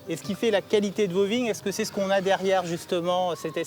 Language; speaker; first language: French; native; French